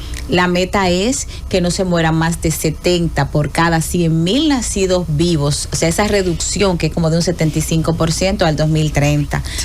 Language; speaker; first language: Spanish; native; Spanish